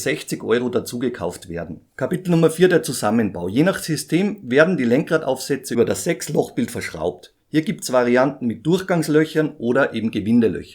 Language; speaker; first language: German; native; German